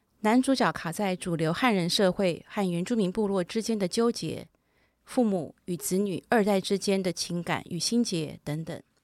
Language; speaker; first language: Chinese; native; Chinese